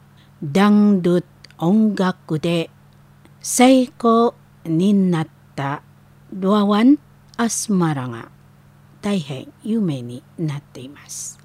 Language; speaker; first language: Japanese; non-native, learner; Indonesian